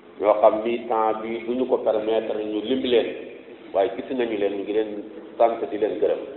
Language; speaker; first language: Wolof; non-native, local second language; Fula